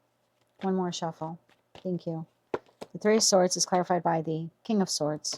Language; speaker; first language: English; native; English